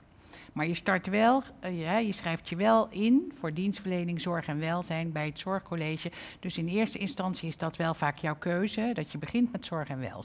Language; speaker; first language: Dutch; native; Dutch